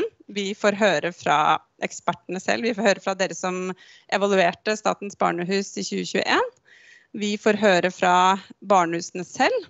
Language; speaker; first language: Norwegian; native; Norwegian